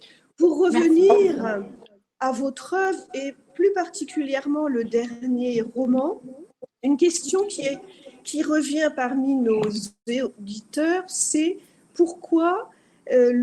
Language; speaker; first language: French; native; French